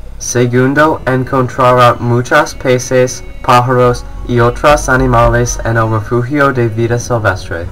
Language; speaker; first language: Spanish; non-native, learner; English